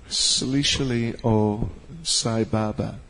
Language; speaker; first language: Russian; non-native, learner; English